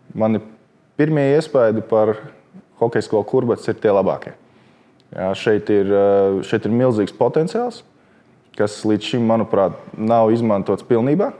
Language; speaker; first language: Latvian; native; Latvian